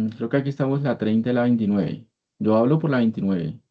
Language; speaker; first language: Spanish; native; Spanish